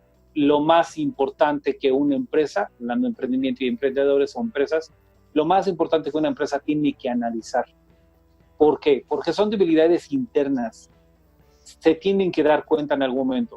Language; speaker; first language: Spanish; native; Spanish